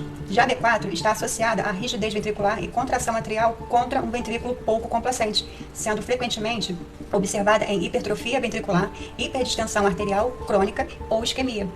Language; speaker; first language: Portuguese; native; Portuguese